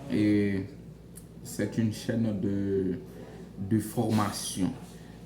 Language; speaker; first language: French; non-native, local second language; Haitian Creole